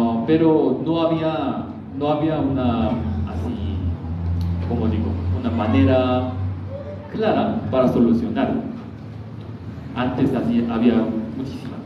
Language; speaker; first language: Spanish; non-native, learner; Korean